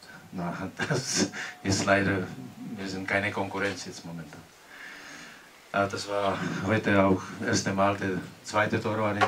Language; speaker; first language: German; non-native, learner; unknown